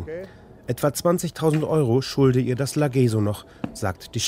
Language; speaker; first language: German; native; German